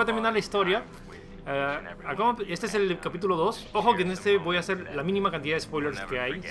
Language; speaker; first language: Spanish; native; Spanish